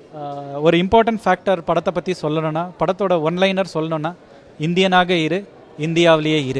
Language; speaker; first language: Tamil; native; Tamil